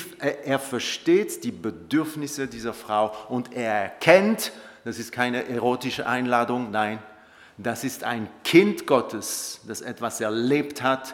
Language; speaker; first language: German; non-native, local second language; French